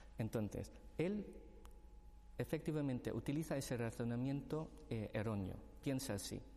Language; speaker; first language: Spanish; non-native, fluent; Filipino